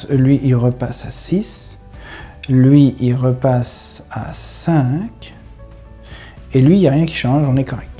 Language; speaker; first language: French; native; French